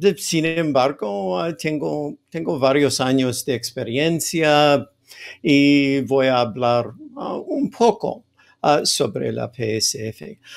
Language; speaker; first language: Spanish; non-native, fluent; English